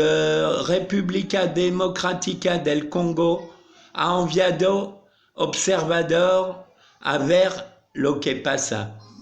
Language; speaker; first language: Spanish; non-native, learner; French